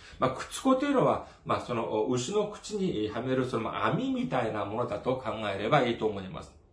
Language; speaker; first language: Japanese; non-native, fluent; Korean